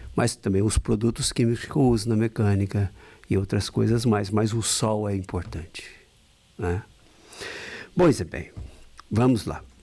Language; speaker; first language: Portuguese; native; Portuguese